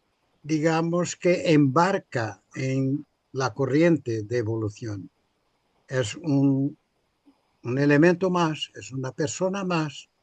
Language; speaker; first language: Spanish; non-native, fluent; Portuguese